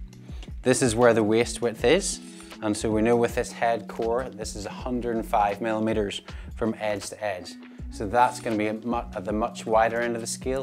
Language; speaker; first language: English; native; English